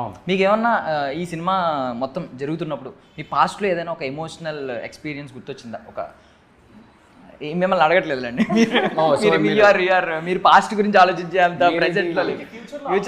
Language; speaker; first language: Telugu; native; Telugu